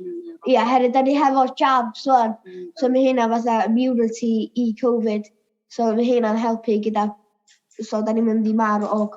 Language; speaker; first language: Welsh; native; Welsh